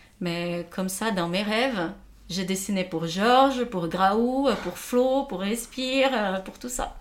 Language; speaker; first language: French; non-native, fluent; Portuguese